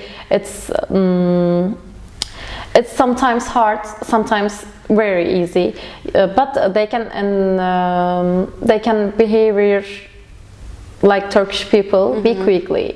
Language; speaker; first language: English; non-native, learner; Turkish